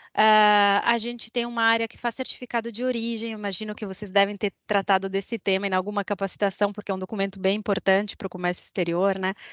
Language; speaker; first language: Portuguese; non-native, fluent; Italian